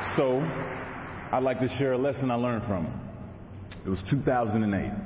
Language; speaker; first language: English; native; English